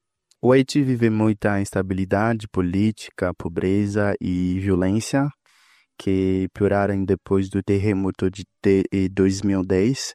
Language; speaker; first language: Portuguese; non-native, fluent; Haitian Creole